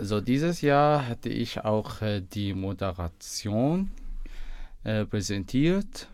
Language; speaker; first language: German; non-native, learner; Arabic